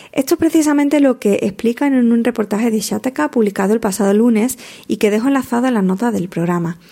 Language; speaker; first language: Spanish; native; Spanish